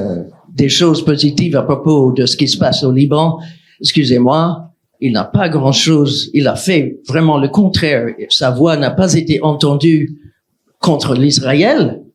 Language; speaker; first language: French; non-native, fluent; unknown